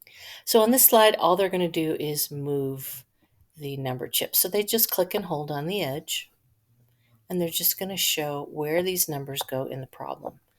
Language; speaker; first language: English; native; English